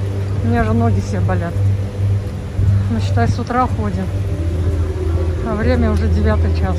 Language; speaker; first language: Russian; native; Russian